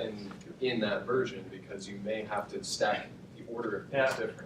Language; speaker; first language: English; native; English